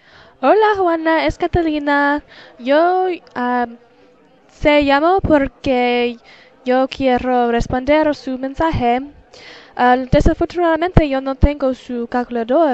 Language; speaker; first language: Spanish; non-native, learner; English